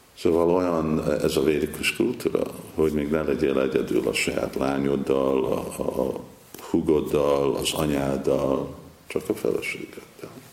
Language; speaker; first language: Hungarian; non-native, fluent; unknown